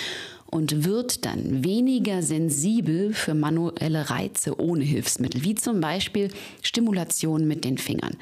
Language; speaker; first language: German; native; German